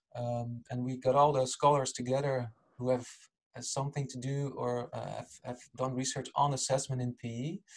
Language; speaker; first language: English; non-native, fluent; Dutch